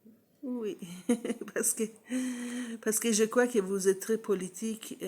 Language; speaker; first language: French; non-native, learner; English